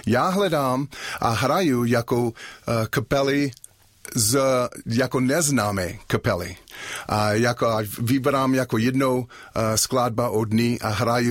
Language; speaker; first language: Czech; non-native, learner; English